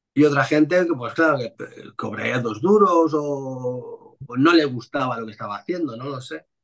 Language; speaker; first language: Spanish; native; Spanish